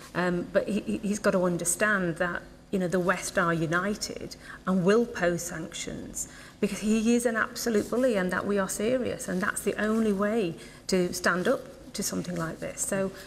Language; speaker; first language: English; native; English